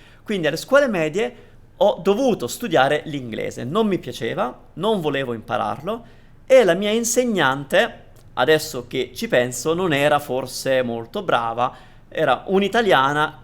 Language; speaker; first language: Italian; native; Italian